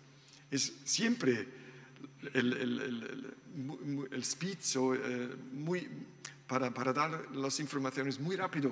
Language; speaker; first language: Spanish; non-native, learner; German